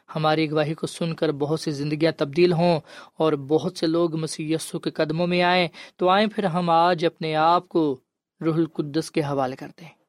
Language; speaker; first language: Urdu; non-native, local second language; Punjabi